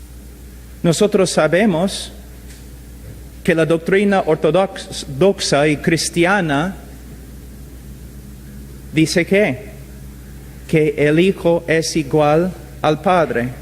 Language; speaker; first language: Spanish; non-native, fluent; English